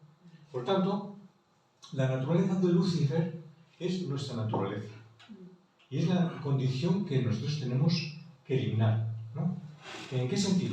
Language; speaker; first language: Spanish; native; Spanish